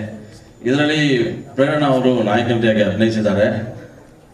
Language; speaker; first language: Kannada; native; Kannada